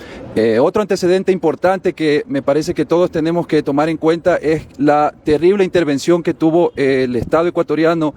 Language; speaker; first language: Spanish; native; Spanish